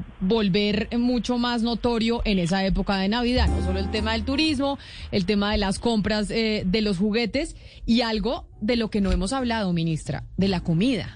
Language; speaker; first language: Spanish; native; Spanish